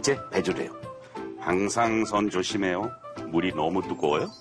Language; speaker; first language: Korean; non-native, learner; English